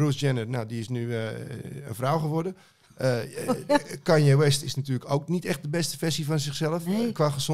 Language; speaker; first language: Dutch; native; Dutch